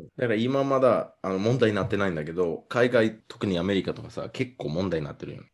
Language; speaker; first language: Japanese; non-native, fluent; English